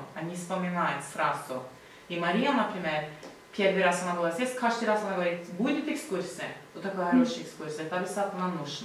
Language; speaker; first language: Russian; non-native, learner; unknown